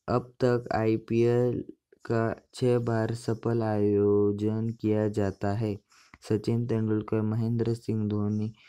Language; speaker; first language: Hindi; non-native, local second language; Marathi